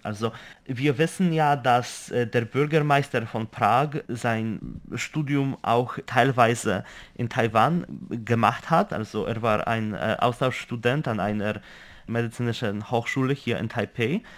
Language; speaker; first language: German; non-native, fluent; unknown